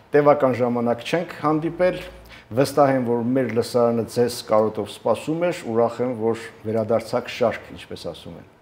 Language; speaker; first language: Armenian; native; Armenian